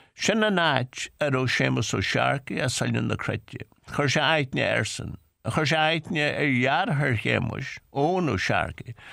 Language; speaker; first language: Irish; native; Irish